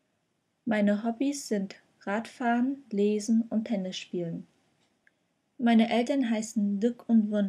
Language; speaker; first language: German; non-native, fluent; Vietnamese